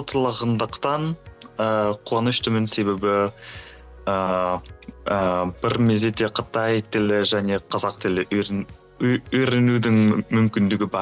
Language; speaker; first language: Kazakh; non-native, learner; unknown